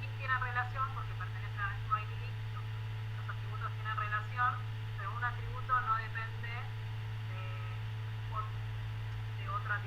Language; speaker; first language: Spanish; native; Spanish